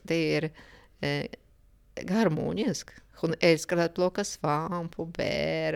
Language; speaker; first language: Swedish; non-native, fluent; Russian